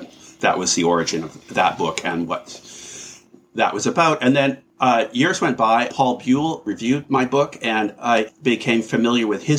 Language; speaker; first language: English; native; English